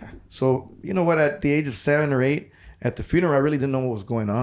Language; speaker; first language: English; early bilingual, other home language; Spanish